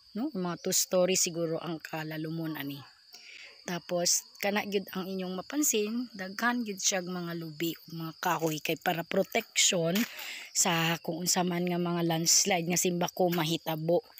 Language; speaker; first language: Cebuano; non-native, local second language; Hiligaynon